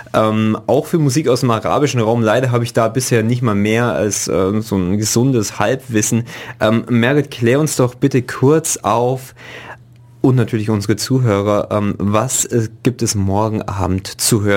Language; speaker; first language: German; native; German